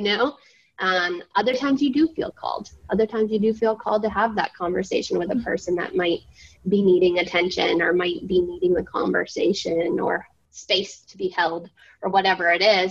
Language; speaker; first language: English; native; English